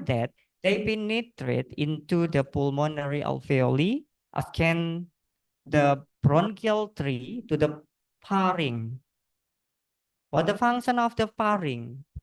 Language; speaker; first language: English; non-native, learner; Indonesian